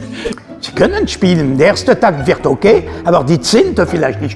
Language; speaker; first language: German; non-native, learner; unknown